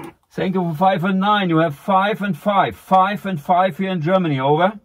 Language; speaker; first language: English; non-native, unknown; German